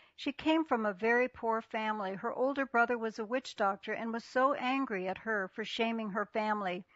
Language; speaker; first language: English; native; English